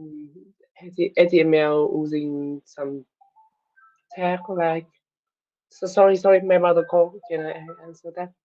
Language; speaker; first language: English; non-native, learner; Vietnamese